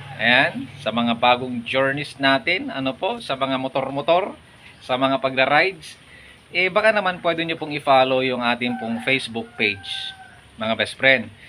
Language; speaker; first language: Filipino; non-native, local second language; Iloko